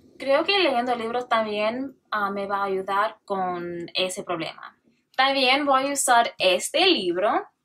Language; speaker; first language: Spanish; non-native, learner; English